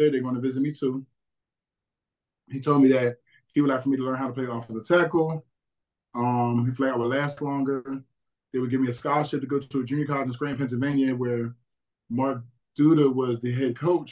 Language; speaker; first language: English; native; English